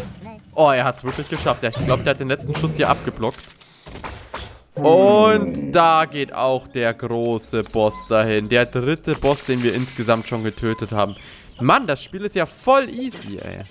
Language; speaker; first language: German; native; German